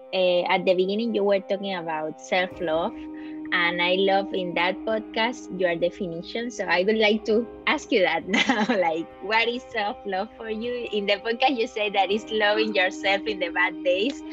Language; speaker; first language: English; non-native, learner; Spanish